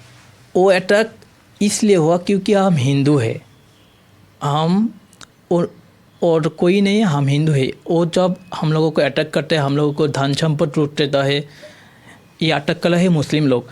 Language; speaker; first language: Hindi; non-native, learner; Bangla